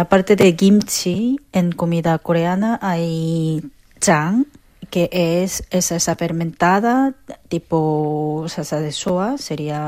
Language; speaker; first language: Spanish; non-native, learner; Korean